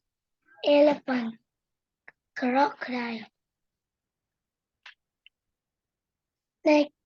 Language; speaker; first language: English; non-native, learner; Vietnamese